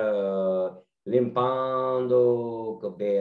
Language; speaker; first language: Portuguese; non-native, learner; English